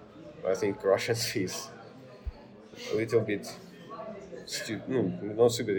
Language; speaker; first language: English; non-native, learner; Ukrainian